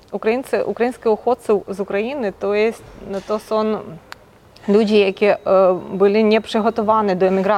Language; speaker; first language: Polish; non-native, local second language; Ukrainian